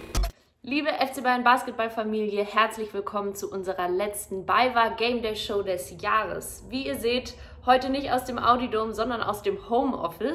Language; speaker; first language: German; native; German